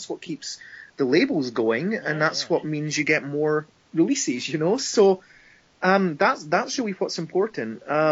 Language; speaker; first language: English; native; English